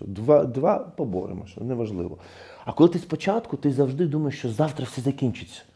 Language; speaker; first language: Ukrainian; non-native, fluent; Arabic